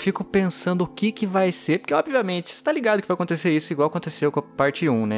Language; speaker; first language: Portuguese; native; Portuguese